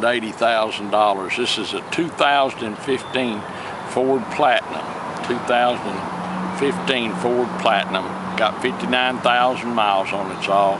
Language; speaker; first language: English; native; English